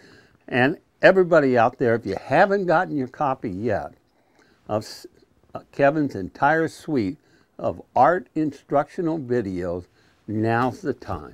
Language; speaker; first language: English; native; English